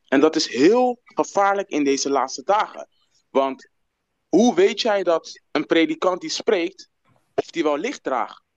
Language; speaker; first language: Dutch; non-native, local second language; Papiamento